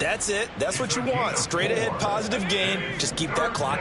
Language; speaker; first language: English; native; English